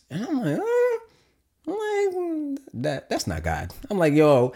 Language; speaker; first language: English; native; English